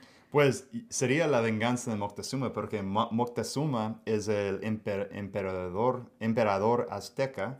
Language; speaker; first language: Spanish; non-native, fluent; English